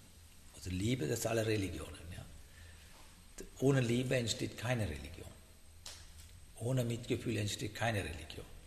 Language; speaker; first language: German; non-native, learner; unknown